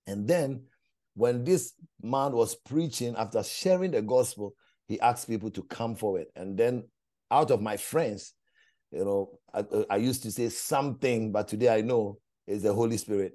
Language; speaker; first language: English; non-native, local second language; Akan